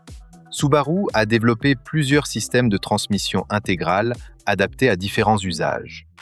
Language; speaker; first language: French; native; French